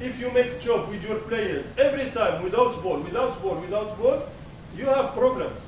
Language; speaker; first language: English; non-native, learner; Arabic